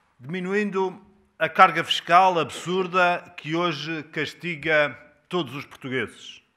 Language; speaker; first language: Portuguese; native; Portuguese